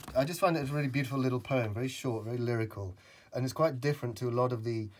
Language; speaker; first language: English; native; English